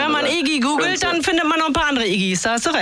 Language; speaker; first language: German; native; German